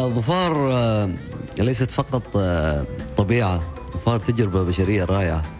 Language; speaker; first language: Arabic; non-native, local second language; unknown